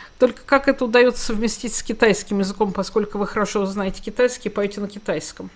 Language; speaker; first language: Russian; native; Russian